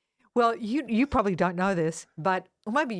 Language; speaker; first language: English; non-native, fluent; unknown